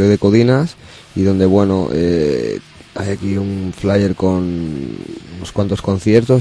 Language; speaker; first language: Spanish; non-native, learner; English